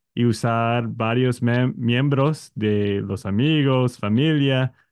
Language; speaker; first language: Spanish; non-native, fluent; English